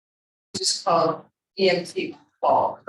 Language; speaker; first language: English; native; English